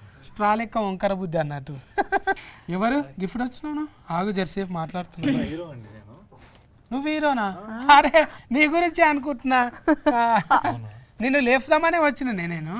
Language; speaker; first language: Telugu; native; Telugu